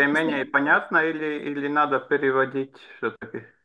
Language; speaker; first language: Russian; non-native, local second language; Latvian